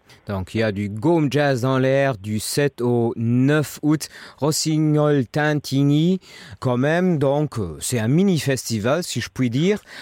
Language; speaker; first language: French; non-native, local second language; Luxembourgish